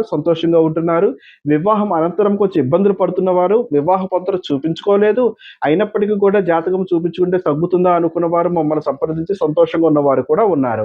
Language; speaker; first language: Telugu; native; Telugu